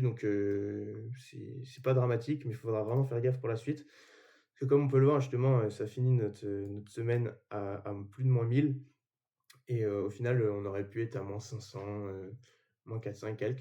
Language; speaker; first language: French; native; French